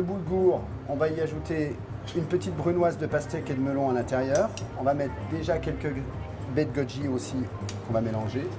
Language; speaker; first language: French; native; French